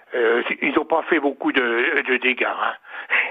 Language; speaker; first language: French; native; French